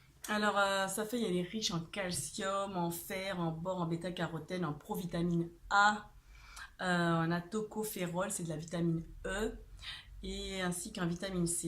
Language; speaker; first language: French; native; French